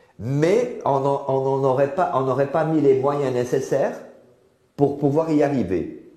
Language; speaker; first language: French; non-native, local second language; Arabic